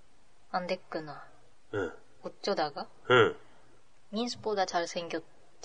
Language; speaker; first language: Korean; non-native, learner; Japanese